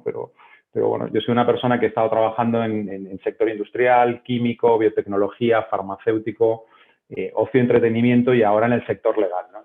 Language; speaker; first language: Spanish; native; Spanish